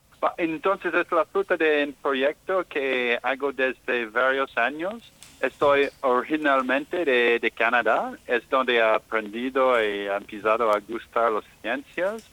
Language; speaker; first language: Spanish; non-native, learner; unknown